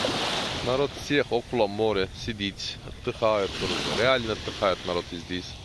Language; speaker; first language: Russian; non-native, learner; Turkish